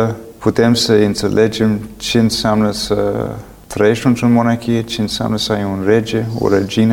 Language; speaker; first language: Romanian; non-native, fluent; English